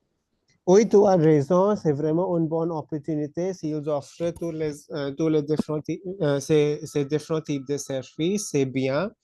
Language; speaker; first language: French; non-native, fluent; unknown